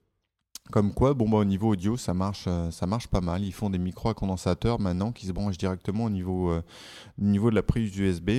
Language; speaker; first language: French; native; French